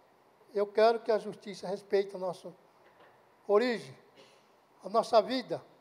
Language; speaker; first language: Portuguese; non-native, local second language; Guarani